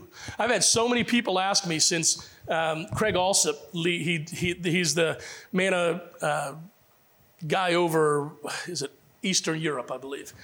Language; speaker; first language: English; native; English